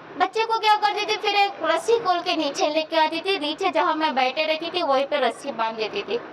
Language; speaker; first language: Hindi; non-native, local second language; Kannada